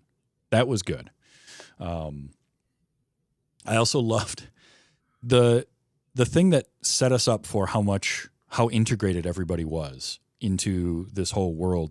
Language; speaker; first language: English; native; English